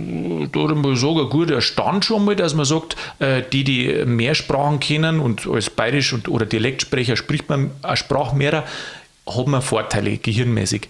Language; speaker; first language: German; native; German